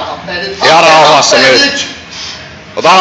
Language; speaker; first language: Finnish; native; Finnish